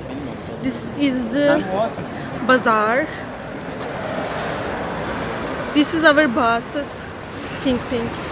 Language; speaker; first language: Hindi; non-native, learner; Turkish